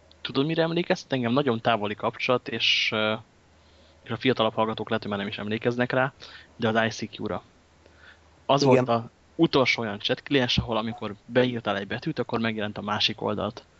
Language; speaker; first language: Hungarian; native; Hungarian